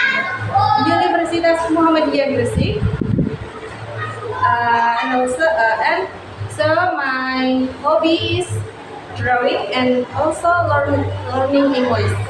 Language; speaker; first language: English; non-native, learner; Indonesian